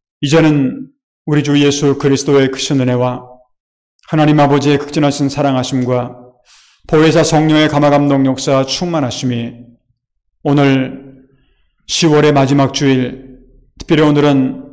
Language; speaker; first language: Korean; native; Korean